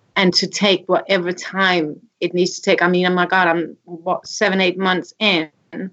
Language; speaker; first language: English; non-native, fluent; Danish